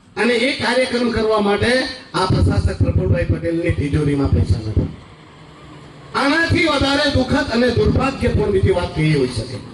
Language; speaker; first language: Gujarati; native; Gujarati